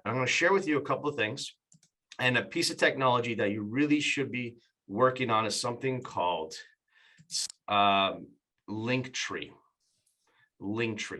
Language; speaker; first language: English; native; English